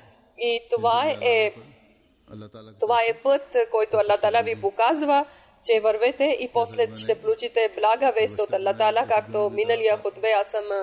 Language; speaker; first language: Bulgarian; non-native, local second language; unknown